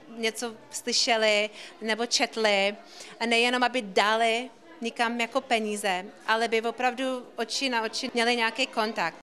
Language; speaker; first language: Czech; non-native, learner; English